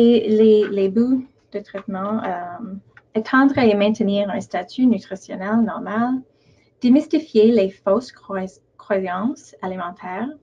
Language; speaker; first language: French; non-native, local second language; English